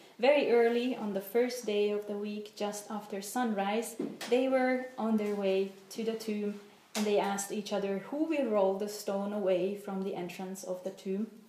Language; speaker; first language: English; non-native, fluent; Hungarian